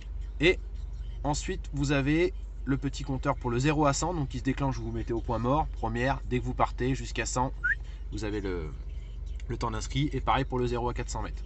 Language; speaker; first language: French; native; French